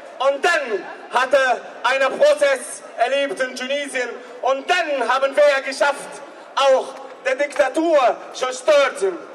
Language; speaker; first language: German; non-native, learner; Arabic